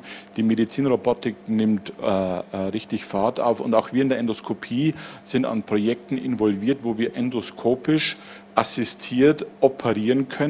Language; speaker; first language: German; native; German